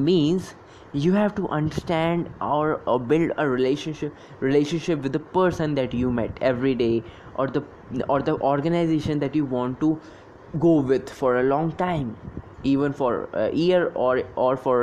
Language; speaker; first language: English; non-native, local second language; Hindi